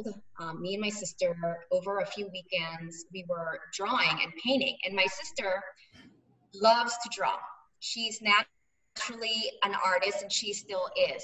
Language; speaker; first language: English; early bilingual, other home language; Cebuano